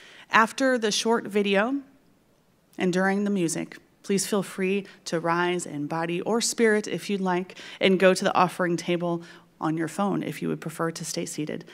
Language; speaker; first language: English; native; English